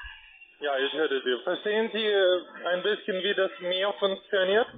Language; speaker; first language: German; non-native, learner; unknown